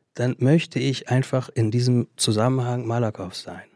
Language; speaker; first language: German; native; German